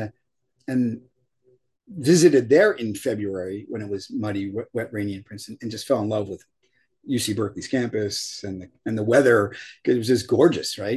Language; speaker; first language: English; native; English